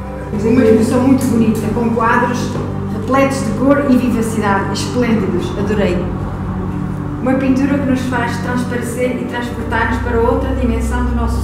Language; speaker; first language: Portuguese; native; Portuguese